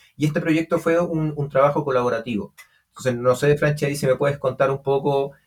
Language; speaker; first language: Spanish; native; Spanish